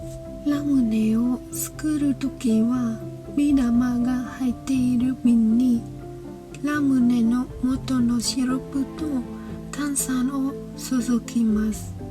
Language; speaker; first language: Japanese; non-native, learner; Khmer